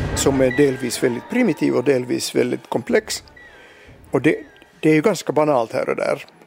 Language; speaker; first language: Swedish; non-native, local second language; Finnish